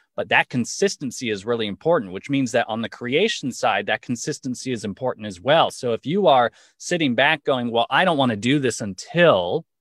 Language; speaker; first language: English; native; English